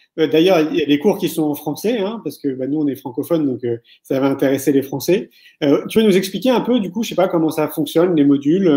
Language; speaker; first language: French; native; French